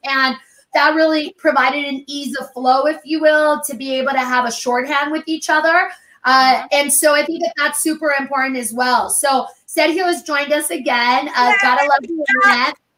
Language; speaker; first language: English; early bilingual, other home language; Spanish